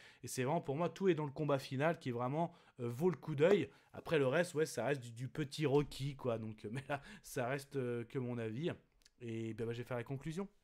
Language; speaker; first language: French; native; French